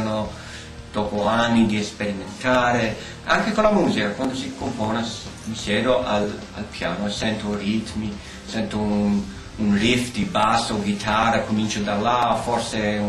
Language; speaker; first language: Italian; early bilingual, heritage; Italian